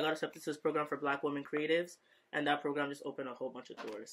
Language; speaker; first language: English; native; English